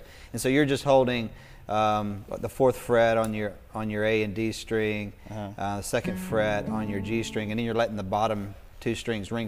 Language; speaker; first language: English; native; English